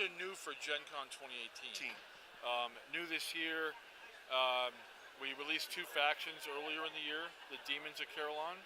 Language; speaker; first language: English; native; English